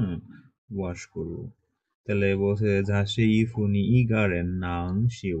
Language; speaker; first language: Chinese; non-native, fluent; Bangla